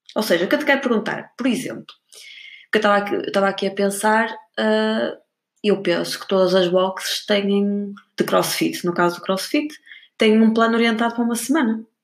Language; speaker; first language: Portuguese; native; Portuguese